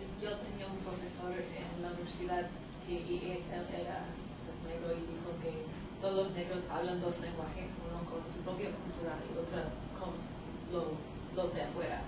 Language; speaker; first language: Spanish; non-native, fluent; English